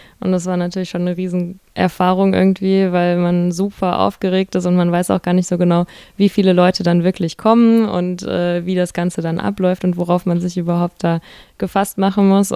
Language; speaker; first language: German; native; German